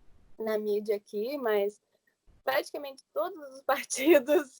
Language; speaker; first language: Portuguese; early bilingual, heritage; English